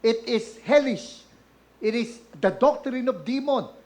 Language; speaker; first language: English; non-native, local second language; Filipino